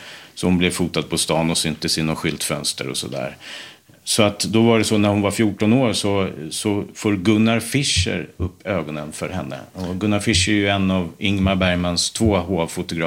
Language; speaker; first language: Swedish; native; Swedish